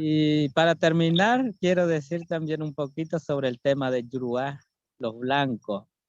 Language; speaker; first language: Spanish; non-native, local second language; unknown